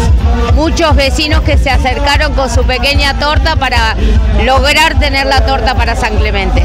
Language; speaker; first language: Spanish; native; Spanish